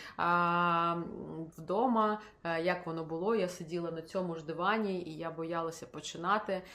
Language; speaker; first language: Ukrainian; non-native, local second language; Russian